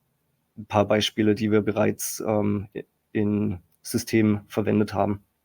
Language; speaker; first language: German; native; German